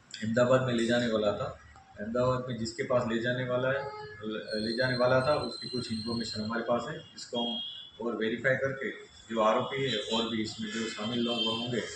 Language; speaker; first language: Hindi; non-native, local second language; Gujarati